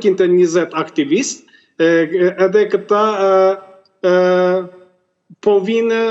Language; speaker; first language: Albanian; early bilingual, heritage; Albanian